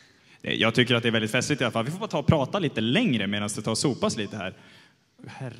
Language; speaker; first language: Swedish; native; Swedish